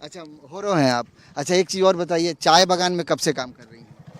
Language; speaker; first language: Hindi; native; Hindi